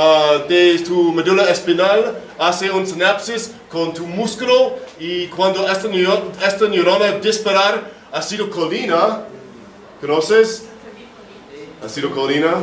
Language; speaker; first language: Spanish; non-native, learner; English